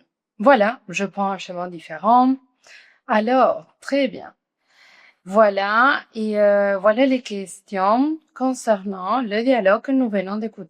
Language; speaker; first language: French; non-native, fluent; Spanish